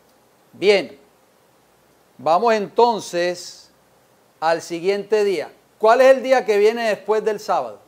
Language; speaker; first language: Spanish; native; Spanish